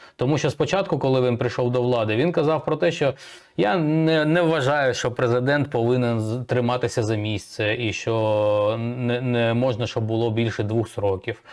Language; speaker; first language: Ukrainian; non-native, local second language; Russian